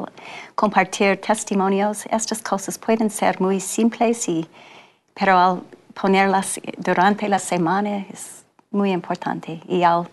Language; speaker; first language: Spanish; non-native, learner; English